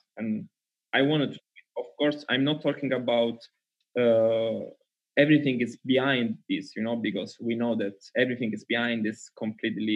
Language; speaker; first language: English; non-native, learner; Italian